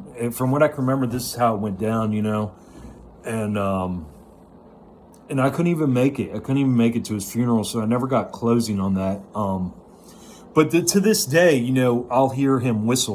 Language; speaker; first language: English; native; English